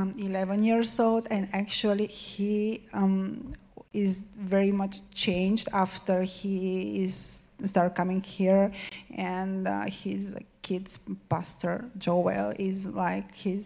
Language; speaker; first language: English; non-native, fluent; Bulgarian